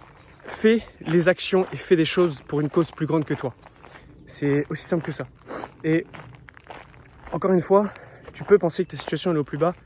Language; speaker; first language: French; native; French